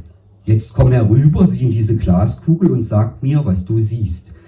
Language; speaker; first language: German; native; German